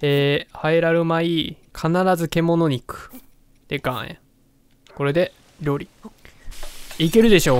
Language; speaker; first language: Japanese; native; Japanese